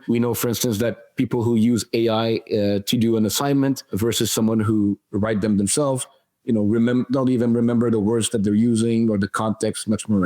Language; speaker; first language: English; non-native, fluent; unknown